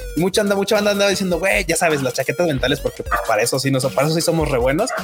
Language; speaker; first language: Spanish; native; Spanish